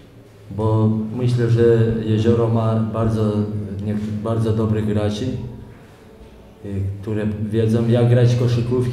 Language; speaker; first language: Polish; non-native, fluent; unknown